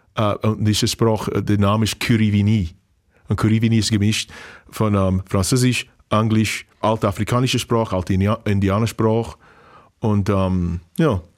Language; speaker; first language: German; non-native, fluent; English